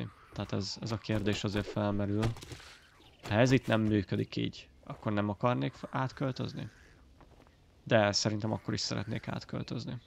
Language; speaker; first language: Hungarian; native; Hungarian